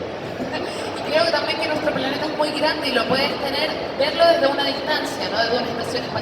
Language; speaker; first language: Spanish; native; Spanish